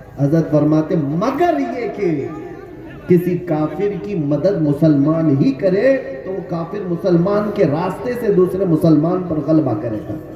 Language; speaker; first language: Urdu; native; Urdu